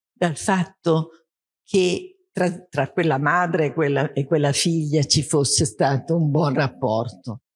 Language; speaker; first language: Italian; native; Italian